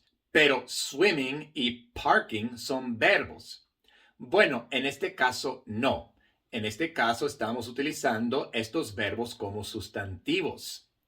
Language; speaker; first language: Spanish; non-native, fluent; English